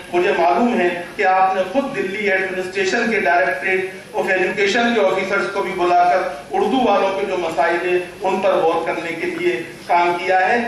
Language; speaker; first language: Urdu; native; Urdu